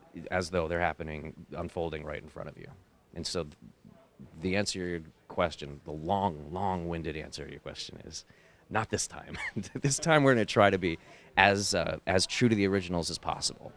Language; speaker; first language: English; native; English